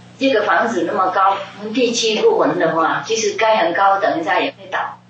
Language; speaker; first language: Chinese; non-native, fluent; Vietnamese